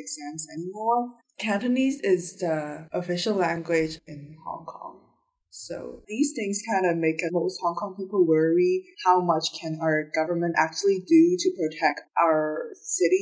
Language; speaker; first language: English; non-native, local second language; Cantonese